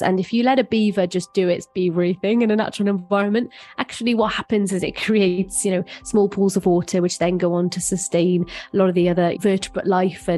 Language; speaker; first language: English; native; English